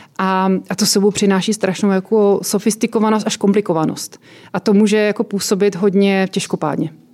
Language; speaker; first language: Czech; native; Czech